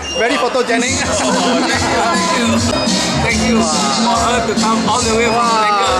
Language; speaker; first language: English; non-native, local second language; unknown